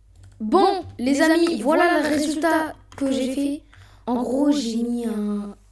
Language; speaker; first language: French; native; French